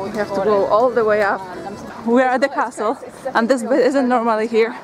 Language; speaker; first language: English; non-native, fluent; Polish